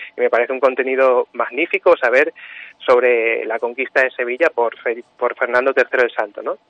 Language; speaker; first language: Spanish; native; Spanish